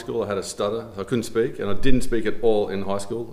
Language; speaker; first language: English; native; English